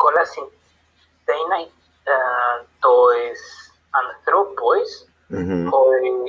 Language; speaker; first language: Greek; non-native, learner; Spanish